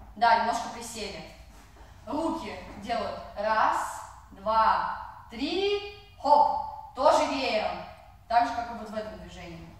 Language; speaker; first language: Russian; non-native, fluent; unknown